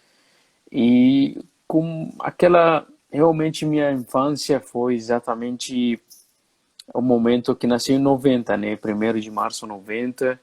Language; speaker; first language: Portuguese; non-native, fluent; Arabic